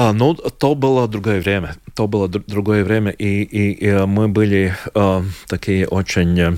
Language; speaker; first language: Russian; non-native, local second language; Latvian